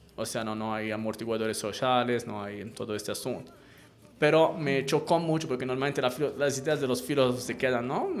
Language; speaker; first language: Spanish; non-native, fluent; Italian